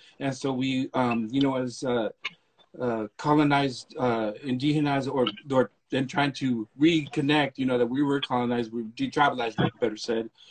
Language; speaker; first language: English; early bilingual, other home language; Spanish